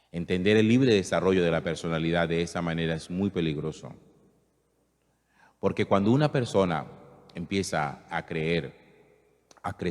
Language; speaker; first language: Spanish; native; Spanish